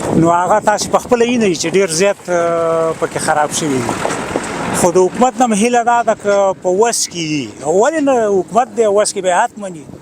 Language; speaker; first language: Pashto; native; Pashto